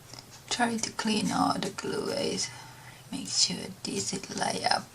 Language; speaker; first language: English; non-native, learner; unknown